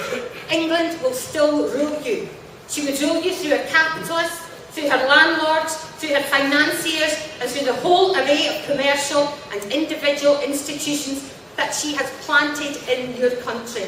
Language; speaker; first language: English; native; English